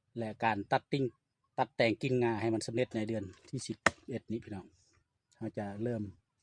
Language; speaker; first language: Lao; native; Lao